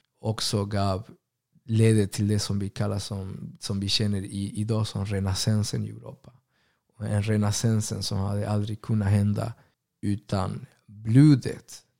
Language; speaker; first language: Swedish; early bilingual, other home language; Spanish